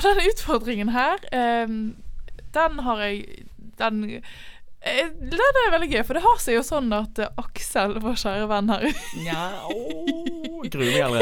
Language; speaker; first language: Norwegian; native; Norwegian